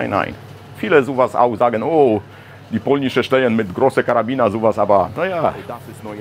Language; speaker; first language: German; non-native, learner; Polish